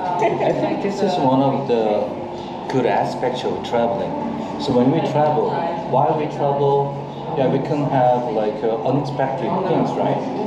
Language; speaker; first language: English; non-native, fluent; Korean